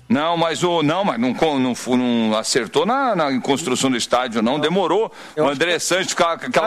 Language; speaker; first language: Portuguese; native; Portuguese